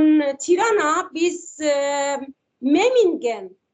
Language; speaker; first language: German; non-native, learner; Persian